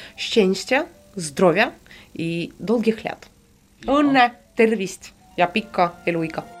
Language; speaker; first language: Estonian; non-native, local second language; Russian